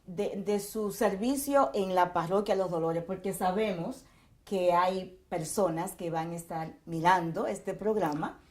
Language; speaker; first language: Spanish; native; Spanish